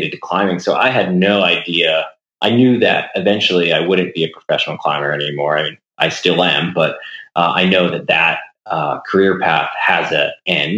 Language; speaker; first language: English; native; English